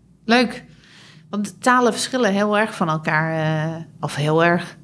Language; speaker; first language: Dutch; non-native, fluent; English